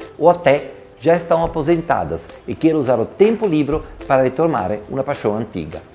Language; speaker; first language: Portuguese; non-native, fluent; Italian